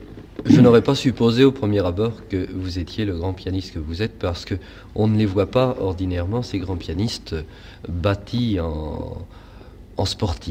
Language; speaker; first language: French; native; French